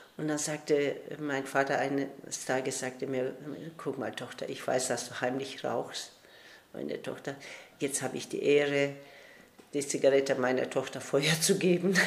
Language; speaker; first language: German; non-native, fluent; Turkish